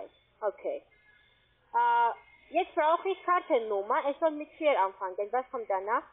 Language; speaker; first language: German; non-native, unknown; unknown